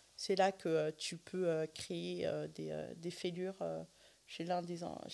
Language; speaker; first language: French; early bilingual, other home language; Fula